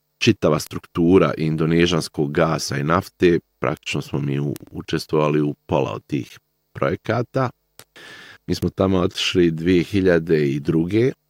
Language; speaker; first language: Bosnian; native; Bosnian